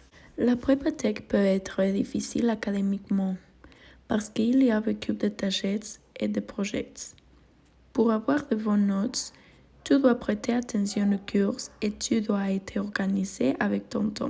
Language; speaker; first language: French; non-native, learner; Spanish